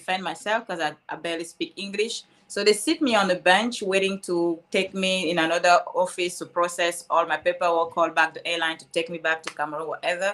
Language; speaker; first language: English; non-native, local second language; French